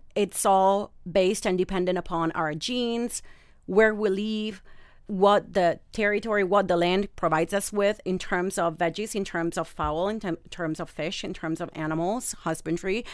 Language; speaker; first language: English; non-native, fluent; Italian